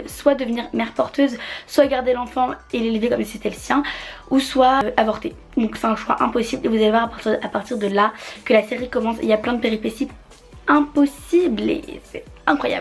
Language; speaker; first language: French; native; French